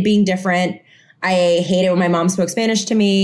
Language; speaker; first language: English; non-native, fluent; Spanish